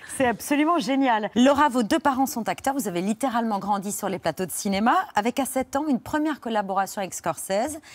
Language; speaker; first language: French; native; French